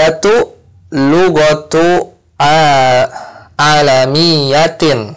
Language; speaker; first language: Arabic; non-native, fluent; Indonesian